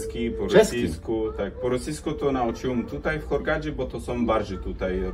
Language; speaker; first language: Polish; non-native, learner; Arabic